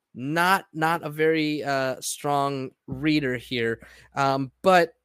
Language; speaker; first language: English; early bilingual, other home language; Spanish